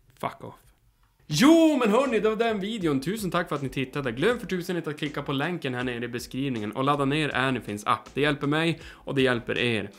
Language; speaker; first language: Swedish; native; Swedish